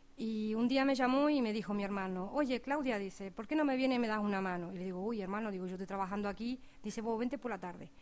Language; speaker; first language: Spanish; native; Spanish